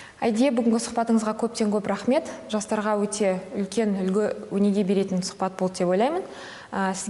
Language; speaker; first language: Kazakh; native; Kazakh